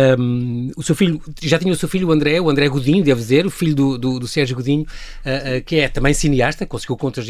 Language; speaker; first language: Portuguese; native; Portuguese